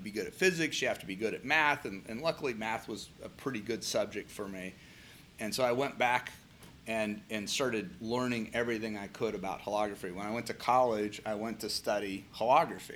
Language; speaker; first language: English; native; English